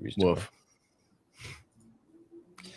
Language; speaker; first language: English; native; English